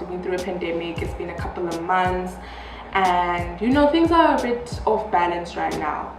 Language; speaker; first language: English; non-native, local second language; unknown